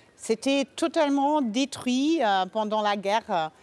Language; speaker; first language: French; non-native, fluent; German